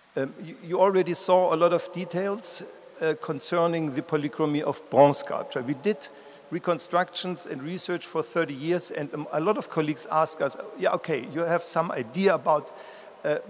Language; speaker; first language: English; non-native, fluent; German